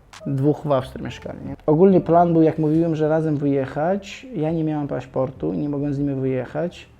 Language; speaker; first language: Polish; non-native, fluent; Chechen